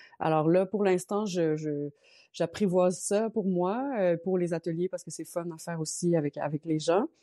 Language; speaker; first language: French; native; French